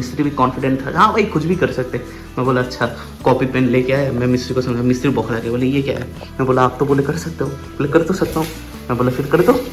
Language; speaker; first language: Hindi; non-native, local second language; Bangla